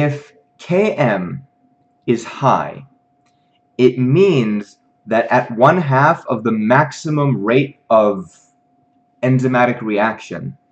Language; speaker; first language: English; native; English